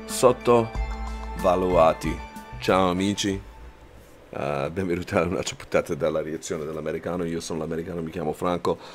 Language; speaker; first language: Italian; non-native, learner; English